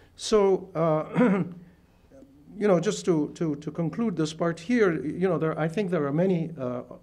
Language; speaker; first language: English; non-native, fluent; Arabic